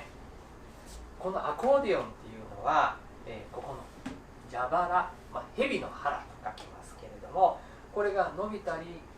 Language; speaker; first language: Japanese; native; Japanese